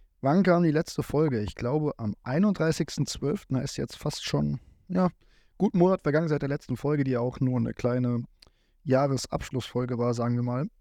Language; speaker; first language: German; native; German